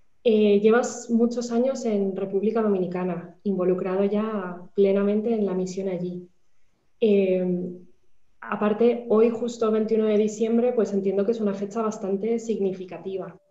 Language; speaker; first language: Spanish; native; Spanish